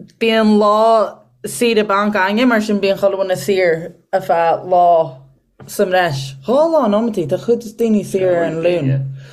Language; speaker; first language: Irish; native; Irish